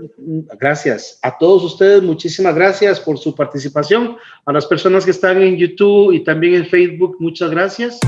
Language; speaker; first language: Spanish; native; Spanish